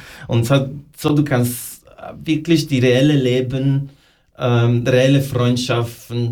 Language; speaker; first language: German; non-native, learner; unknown